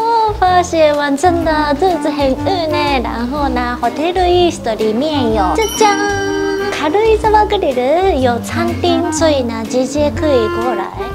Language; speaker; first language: Chinese; non-native, fluent; Japanese